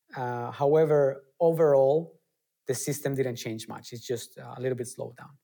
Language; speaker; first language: English; non-native, fluent; Spanish